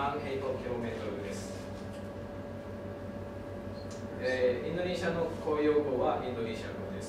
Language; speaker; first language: Japanese; non-native, learner; Indonesian